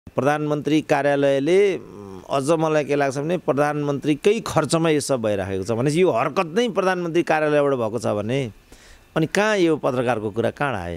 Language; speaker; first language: Nepali; native; Nepali